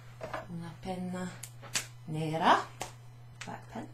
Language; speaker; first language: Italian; non-native, fluent; English